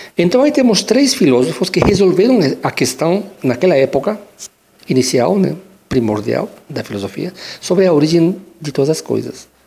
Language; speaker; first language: Portuguese; non-native, fluent; Spanish